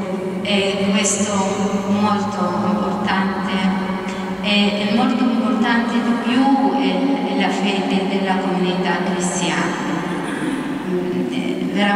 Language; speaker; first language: Italian; non-native, fluent; Arabic